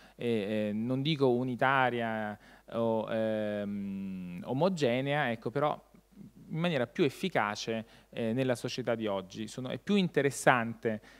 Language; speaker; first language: Italian; native; Italian